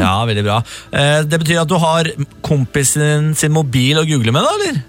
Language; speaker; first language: Norwegian; native; Norwegian